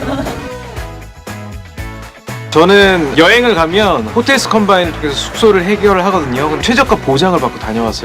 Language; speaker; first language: Korean; native; Korean